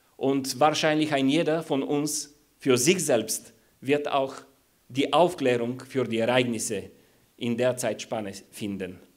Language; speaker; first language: German; non-native, fluent; Bulgarian